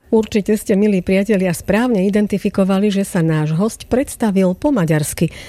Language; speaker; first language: Slovak; native; Slovak